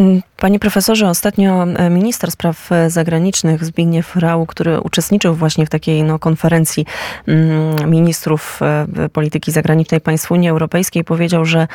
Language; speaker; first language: Polish; native; Polish